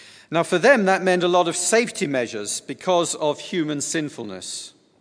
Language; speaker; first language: English; native; English